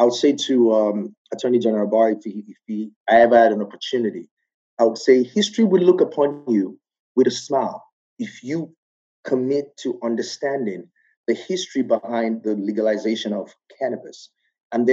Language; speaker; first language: English; non-native, local second language; Yoruba